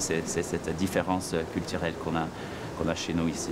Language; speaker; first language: French; non-native, fluent; English